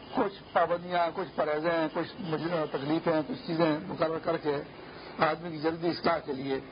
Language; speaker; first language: Urdu; non-native, local second language; Pashto